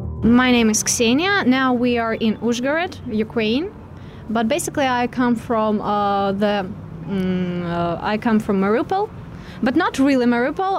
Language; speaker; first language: English; non-native, fluent; Russian